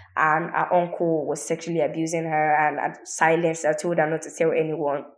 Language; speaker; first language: English; non-native, local second language; Yoruba